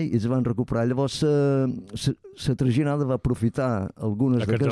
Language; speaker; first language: Catalan; native; Catalan